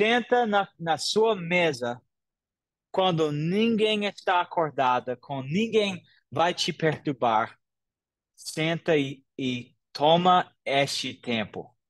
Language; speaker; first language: Portuguese; non-native, fluent; English